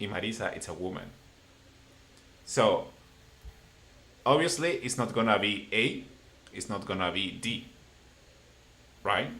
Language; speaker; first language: English; non-native, fluent; Spanish